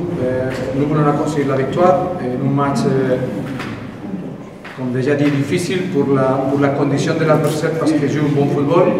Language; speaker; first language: French; non-native, learner; Spanish